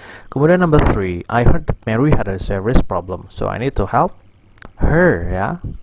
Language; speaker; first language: English; non-native, fluent; Indonesian